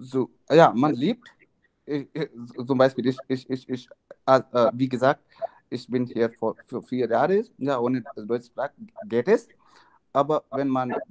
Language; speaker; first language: German; non-native, learner; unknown